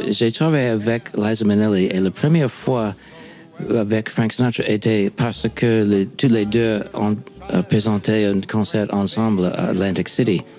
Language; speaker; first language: French; non-native, fluent; English